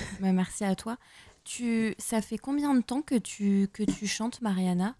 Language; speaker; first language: French; native; French